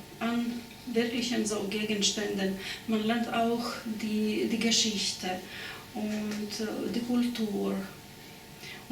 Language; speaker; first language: German; non-native, fluent; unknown